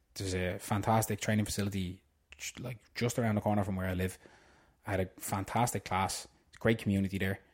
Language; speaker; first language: English; native; English